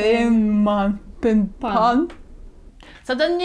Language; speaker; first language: Korean; non-native, learner; Russian